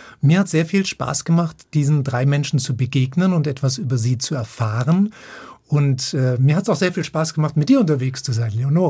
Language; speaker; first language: German; native; German